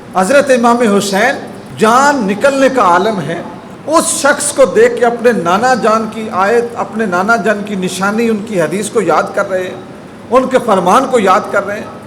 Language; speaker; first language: Urdu; non-native, local second language; Punjabi